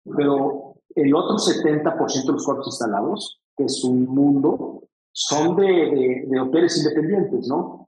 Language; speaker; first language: Spanish; native; Spanish